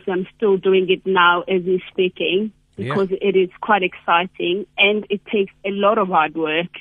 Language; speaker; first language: English; non-native, local second language; Zulu